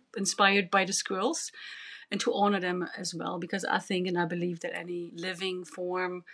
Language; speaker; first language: English; non-native, fluent; German